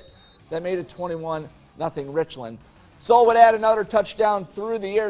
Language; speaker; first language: English; native; English